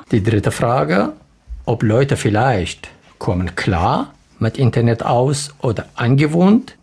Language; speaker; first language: German; non-native, learner; Arabic